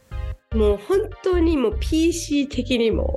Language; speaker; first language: Japanese; native; Japanese